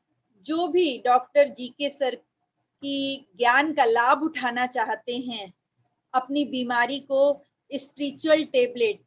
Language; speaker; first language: Hindi; native; Hindi